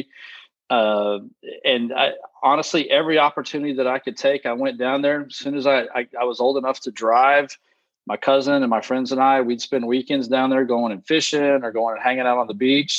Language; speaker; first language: English; native; English